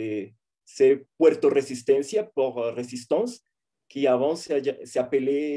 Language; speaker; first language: French; non-native, fluent; Spanish